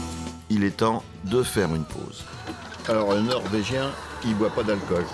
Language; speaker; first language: French; native; French